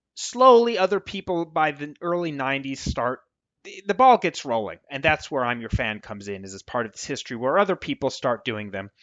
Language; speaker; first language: English; native; English